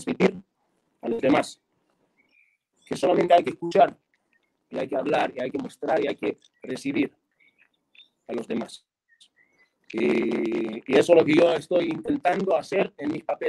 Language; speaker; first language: Spanish; non-native, fluent; Hebrew